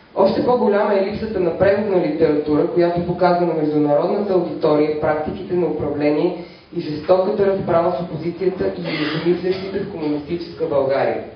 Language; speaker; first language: Bulgarian; native; Bulgarian